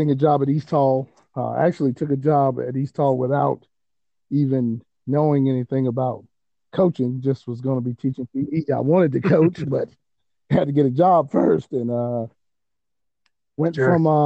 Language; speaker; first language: English; native; English